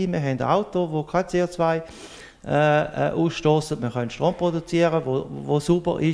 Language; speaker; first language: German; native; German